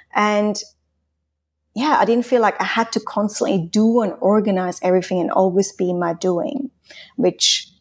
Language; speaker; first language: English; non-native, fluent; Swiss German